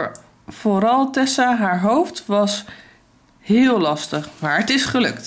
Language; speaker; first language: Dutch; native; Dutch